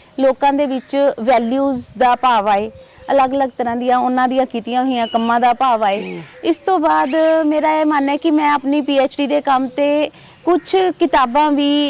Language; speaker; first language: Punjabi; non-native, local second language; Hindi